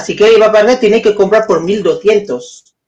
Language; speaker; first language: Spanish; non-native, fluent; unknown